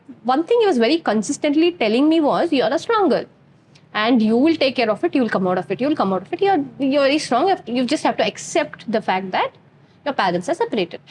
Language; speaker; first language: English; non-native, local second language; Kannada